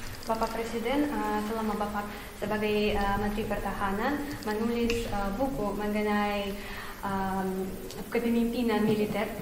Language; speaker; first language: Indonesian; non-native, fluent; Russian